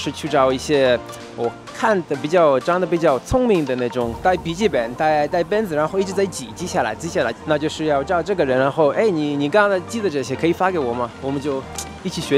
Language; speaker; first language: Chinese; non-native, fluent; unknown